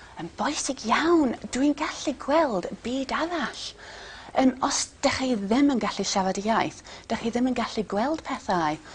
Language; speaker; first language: Welsh; non-native, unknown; English